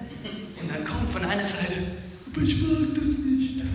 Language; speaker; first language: German; non-native, fluent; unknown